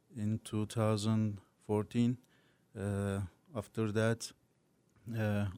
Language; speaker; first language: English; non-native, learner; Turkish